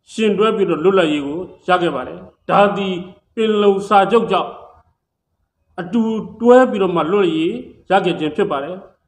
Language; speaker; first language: Burmese; native; Burmese